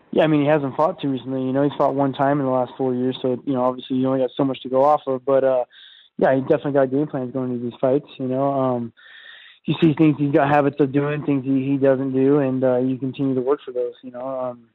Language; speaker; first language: English; native; English